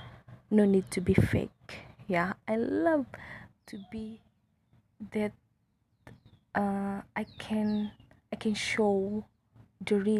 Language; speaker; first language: English; non-native, local second language; Malay